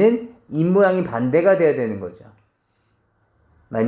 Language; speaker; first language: Korean; native; Korean